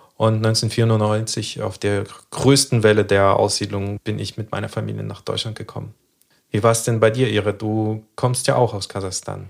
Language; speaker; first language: German; early bilingual, other home language; Russian